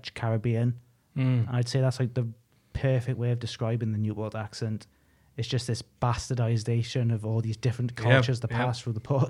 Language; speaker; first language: English; native; English